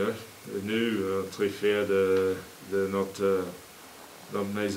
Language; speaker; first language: French; non-native, learner; English